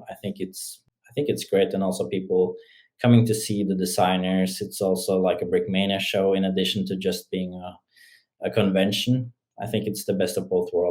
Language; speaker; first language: English; non-native, fluent; Norwegian